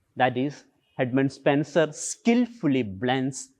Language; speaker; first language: English; non-native, local second language; Malayalam